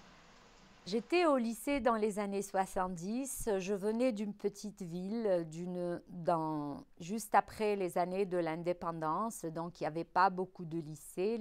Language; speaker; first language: French; non-native, local second language; Arabic